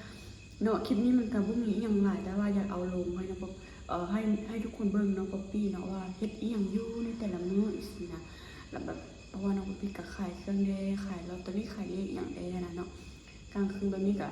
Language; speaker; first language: Thai; non-native, local second language; Lao